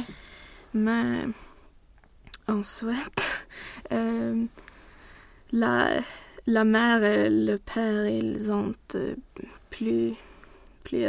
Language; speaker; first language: French; non-native, learner; Swedish